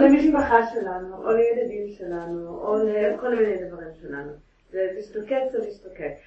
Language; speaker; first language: Hebrew; non-native, learner; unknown